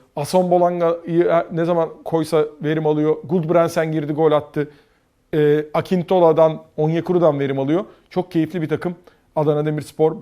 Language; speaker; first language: Turkish; native; Turkish